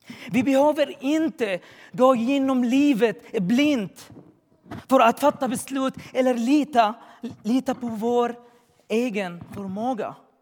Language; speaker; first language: Swedish; non-native, learner; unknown